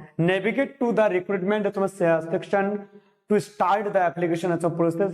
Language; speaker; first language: English; non-native, local second language; Bangla